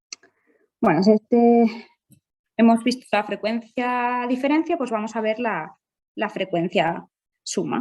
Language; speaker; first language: Spanish; native; Spanish